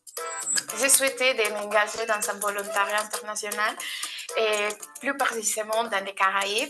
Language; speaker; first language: French; non-native, learner; Spanish